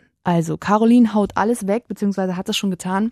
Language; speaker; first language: German; native; German